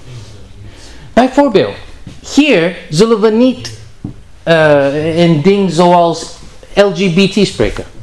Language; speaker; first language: Dutch; non-native, learner; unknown